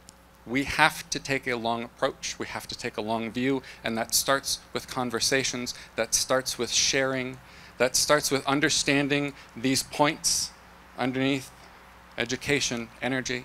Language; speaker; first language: English; native; English